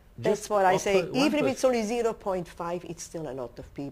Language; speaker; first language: English; non-native, local second language; German